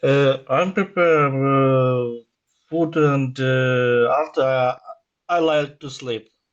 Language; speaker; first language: English; non-native, learner; Ukrainian